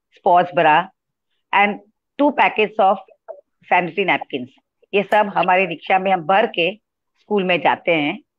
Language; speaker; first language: Hindi; non-native, local second language; Gujarati